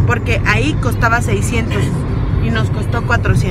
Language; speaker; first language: Spanish; native; Spanish